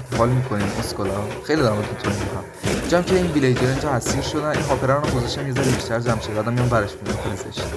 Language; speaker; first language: Persian; early bilingual, heritage; Persian